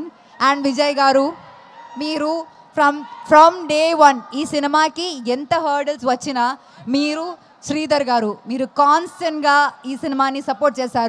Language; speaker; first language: Telugu; non-native, fluent; Malayalam